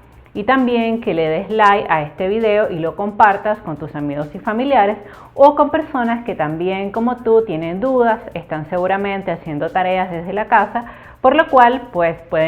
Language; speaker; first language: Spanish; native; Spanish